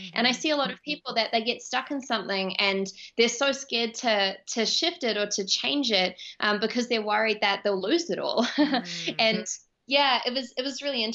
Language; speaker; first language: English; native; English